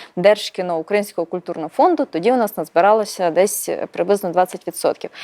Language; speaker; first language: Ukrainian; native; Ukrainian